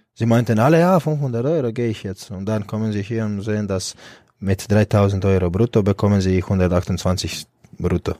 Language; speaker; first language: German; non-native, fluent; Croatian